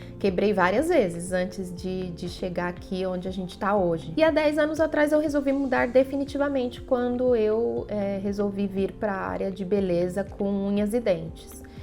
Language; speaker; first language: Portuguese; non-native, fluent; Spanish